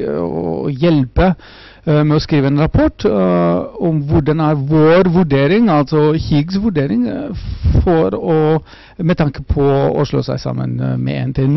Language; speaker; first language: Norwegian; non-native, fluent; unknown